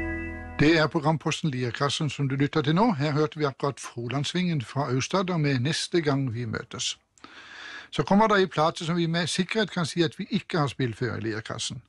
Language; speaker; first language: Norwegian; native; Norwegian